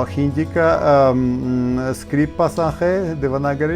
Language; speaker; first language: Hindi; non-native, learner; Russian